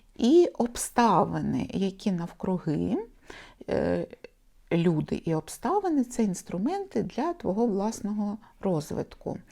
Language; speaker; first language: Ukrainian; non-native, local second language; Russian